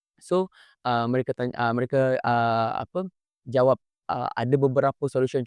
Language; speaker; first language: Malay; native; Malay